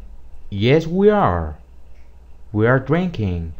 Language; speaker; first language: English; non-native, fluent; Spanish